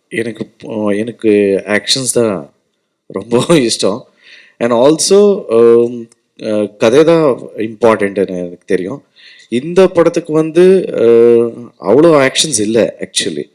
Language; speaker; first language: Tamil; non-native, learner; Kannada